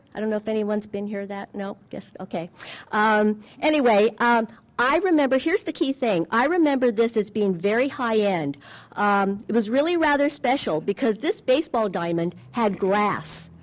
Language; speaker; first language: English; native; English